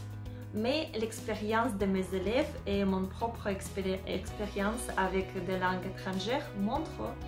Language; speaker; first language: French; non-native, fluent; Russian